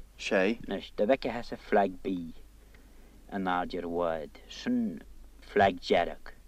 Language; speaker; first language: Irish; native; Irish